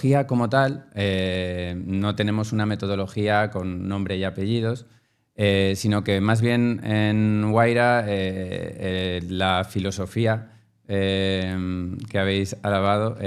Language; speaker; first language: Spanish; native; Spanish